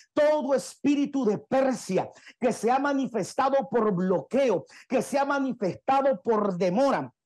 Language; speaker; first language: Spanish; native; Spanish